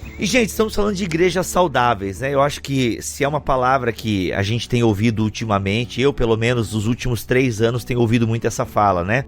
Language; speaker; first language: Portuguese; native; Portuguese